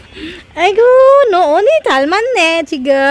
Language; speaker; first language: Korean; non-native, fluent; Filipino